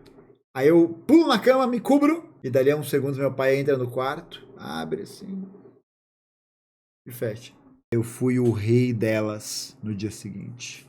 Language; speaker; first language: Portuguese; native; Portuguese